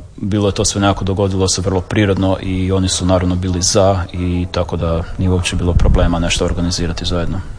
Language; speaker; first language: Croatian; native; Croatian